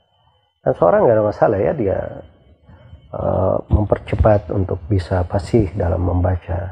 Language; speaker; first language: Indonesian; native; Indonesian